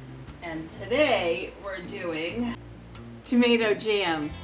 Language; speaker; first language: English; native; English